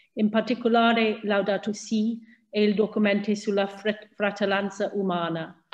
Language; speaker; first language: Italian; non-native, fluent; English